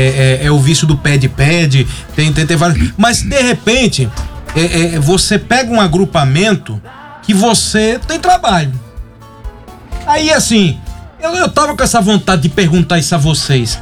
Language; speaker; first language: Portuguese; native; Portuguese